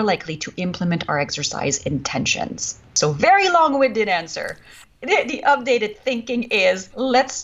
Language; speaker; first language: English; non-native, fluent; French